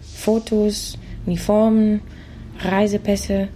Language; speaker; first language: German; non-native, fluent; Spanish